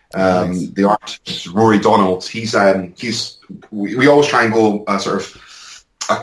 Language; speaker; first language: English; native; English